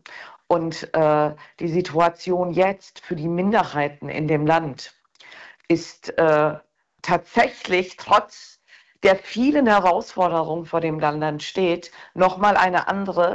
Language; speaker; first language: German; early bilingual, other home language; Turkish